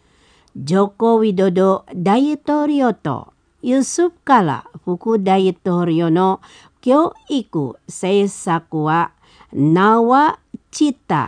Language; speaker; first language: Japanese; non-native, fluent; Indonesian